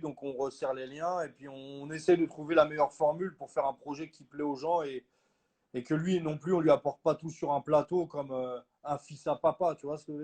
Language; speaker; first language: French; native; French